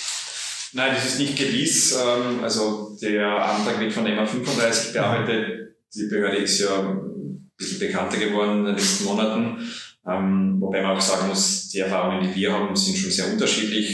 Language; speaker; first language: German; native; German